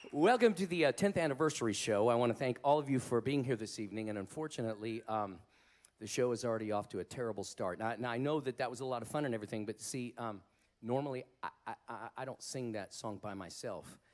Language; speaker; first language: English; native; English